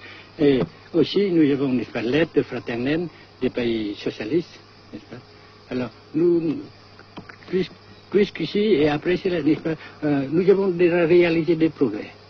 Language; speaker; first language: French; non-native, fluent; Vietnamese